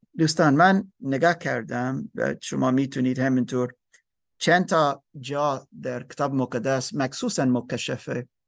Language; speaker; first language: Persian; non-native, learner; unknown